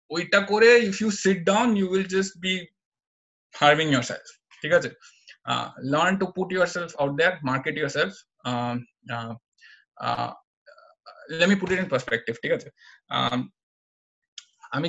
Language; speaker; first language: English; non-native, local second language; Bangla